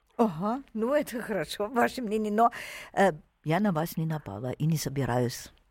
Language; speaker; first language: Russian; non-native, fluent; German